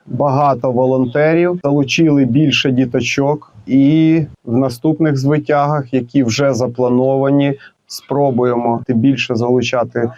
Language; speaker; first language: Ukrainian; native; Ukrainian